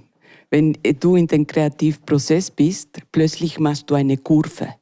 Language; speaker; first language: German; non-native, learner; Spanish